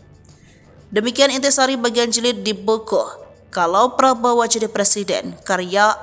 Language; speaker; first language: Indonesian; native; Indonesian